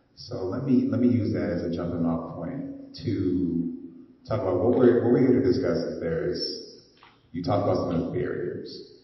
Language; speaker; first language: English; native; English